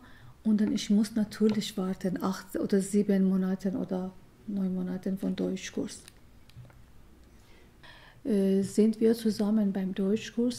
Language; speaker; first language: German; non-native, learner; Persian